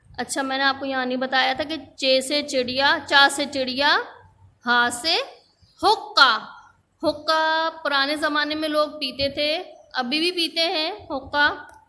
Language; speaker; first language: Urdu; native; Urdu